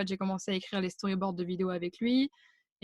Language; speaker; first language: French; native; French